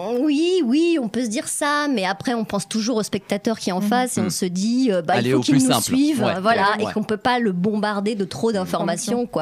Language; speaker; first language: French; native; French